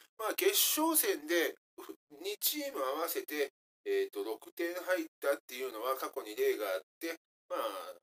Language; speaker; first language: Japanese; native; Japanese